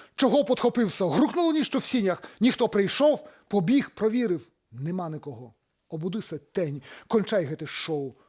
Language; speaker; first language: Belarusian; native; Belarusian